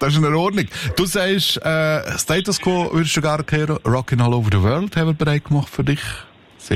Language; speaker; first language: German; native; German